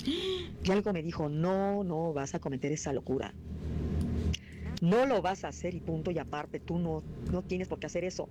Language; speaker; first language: Spanish; native; Spanish